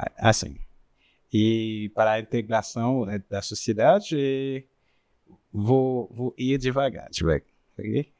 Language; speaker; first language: Portuguese; non-native, learner; Haitian Creole